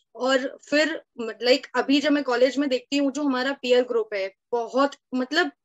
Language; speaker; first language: Hindi; native; Hindi